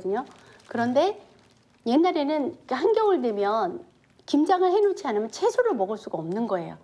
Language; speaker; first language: Korean; native; Korean